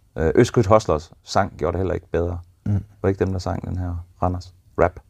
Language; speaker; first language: Danish; native; Danish